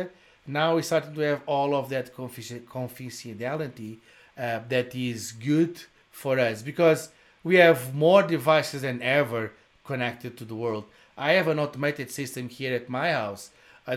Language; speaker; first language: English; non-native, fluent; Portuguese